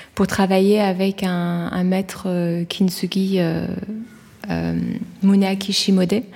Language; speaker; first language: French; early bilingual, other home language; Persian